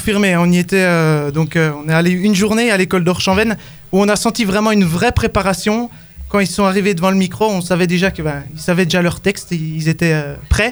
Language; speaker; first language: French; native; French